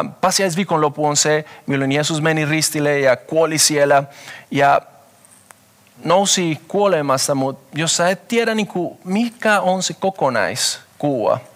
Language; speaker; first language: Finnish; non-native, fluent; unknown